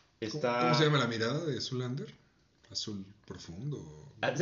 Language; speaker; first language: Spanish; native; Spanish